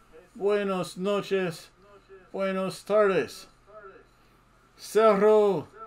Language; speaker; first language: Spanish; non-native, learner; English